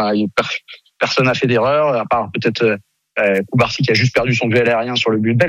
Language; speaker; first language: French; native; French